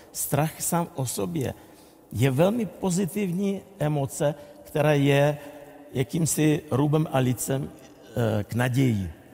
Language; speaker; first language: Czech; non-native, fluent; Russian